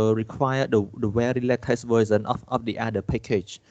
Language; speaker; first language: English; non-native, fluent; Khmer